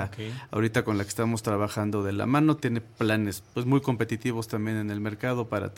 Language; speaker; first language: Spanish; native; Spanish